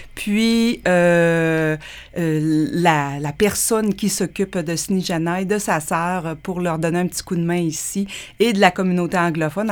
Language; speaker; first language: French; native; French